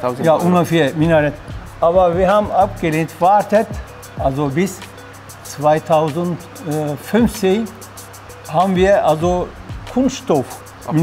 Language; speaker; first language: German; non-native, learner; Turkish